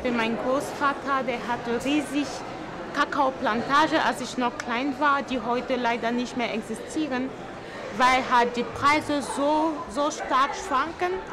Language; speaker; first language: German; non-native, fluent; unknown